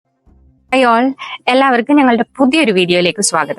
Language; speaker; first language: Malayalam; native; Malayalam